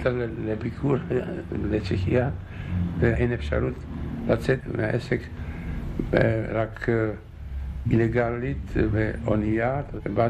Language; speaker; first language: Hebrew; non-native, fluent; Czech